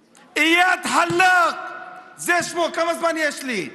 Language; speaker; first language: Hebrew; non-native, local second language; Arabic